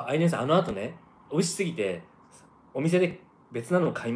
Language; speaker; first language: Japanese; non-native, fluent; English